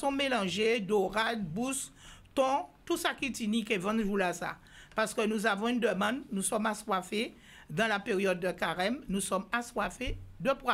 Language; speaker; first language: French; non-native, local second language; Guadeloupean Creole French